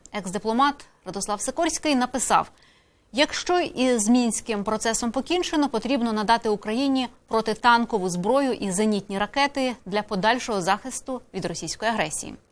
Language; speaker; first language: Ukrainian; native; Ukrainian